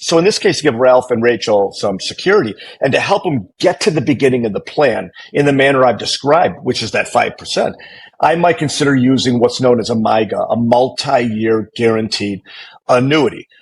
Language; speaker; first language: English; native; English